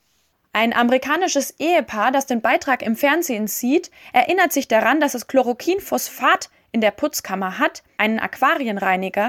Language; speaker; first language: German; native; German